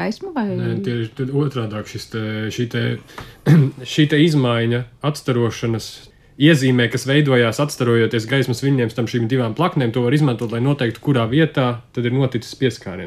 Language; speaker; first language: Latvian; native; Latvian